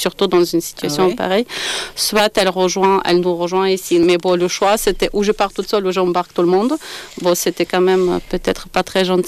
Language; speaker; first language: French; non-native, fluent; Ukrainian